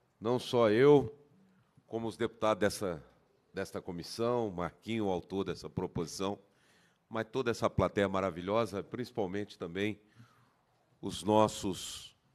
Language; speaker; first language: Portuguese; native; Portuguese